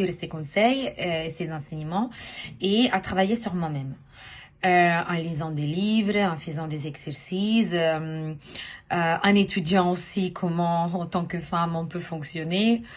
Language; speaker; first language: French; non-native, fluent; Italian